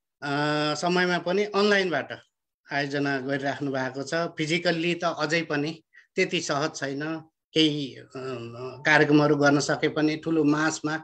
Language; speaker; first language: Nepali; native; Nepali